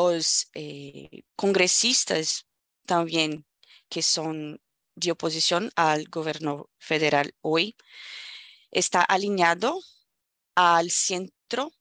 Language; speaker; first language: Spanish; non-native, fluent; Portuguese